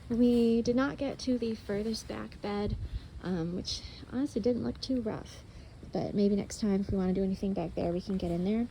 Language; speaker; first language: English; native; English